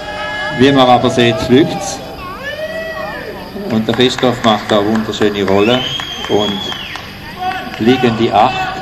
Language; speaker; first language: German; native; German